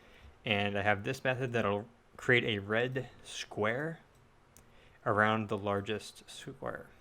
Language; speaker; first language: English; native; English